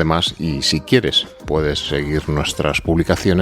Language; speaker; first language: Spanish; native; Spanish